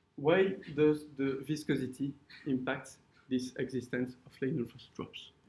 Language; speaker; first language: English; non-native, fluent; French